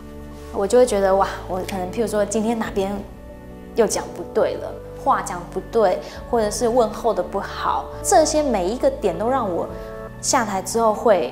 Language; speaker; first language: Chinese; native; Chinese